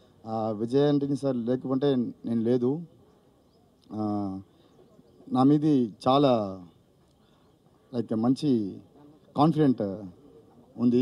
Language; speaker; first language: Telugu; non-native, learner; Tamil